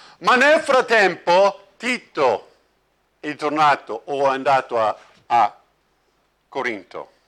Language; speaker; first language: Italian; non-native, fluent; English